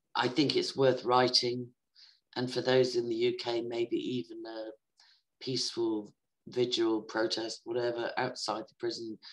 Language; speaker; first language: English; native; English